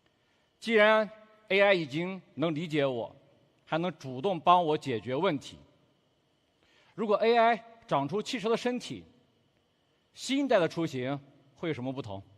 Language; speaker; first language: Chinese; native; Chinese